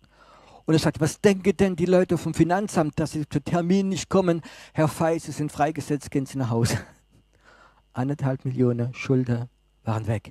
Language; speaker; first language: German; non-native, fluent; French